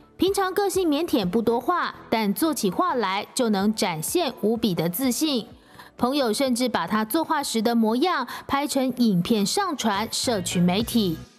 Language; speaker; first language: Chinese; native; Chinese